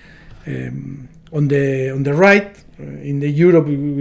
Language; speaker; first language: English; non-native, learner; Spanish